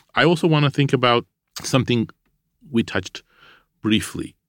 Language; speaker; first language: English; non-native, fluent; Armenian